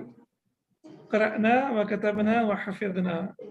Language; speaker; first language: Arabic; non-native, fluent; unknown